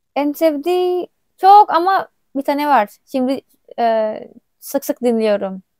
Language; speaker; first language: Turkish; non-native, learner; Indonesian